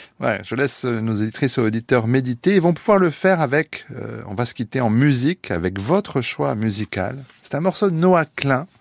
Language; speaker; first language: French; native; French